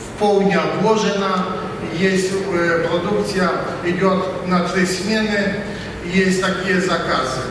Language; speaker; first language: Russian; non-native, learner; Polish